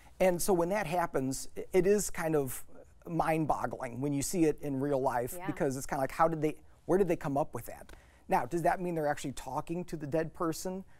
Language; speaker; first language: English; native; English